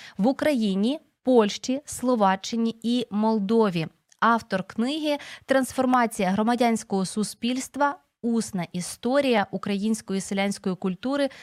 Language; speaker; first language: Ukrainian; native; Ukrainian